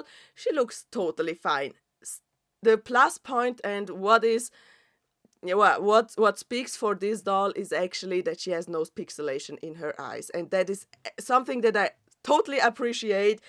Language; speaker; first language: English; non-native, fluent; German